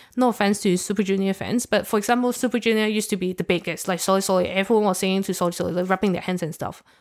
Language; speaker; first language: English; non-native, local second language; Cantonese